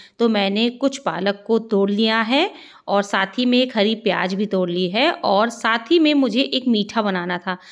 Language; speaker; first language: Hindi; native; Hindi